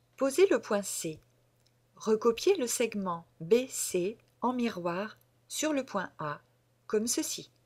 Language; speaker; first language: French; native; French